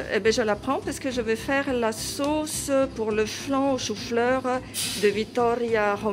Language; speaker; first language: French; non-native, fluent; Italian